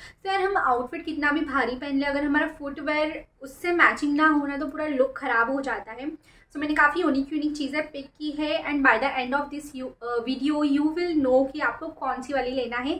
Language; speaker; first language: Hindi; native; Hindi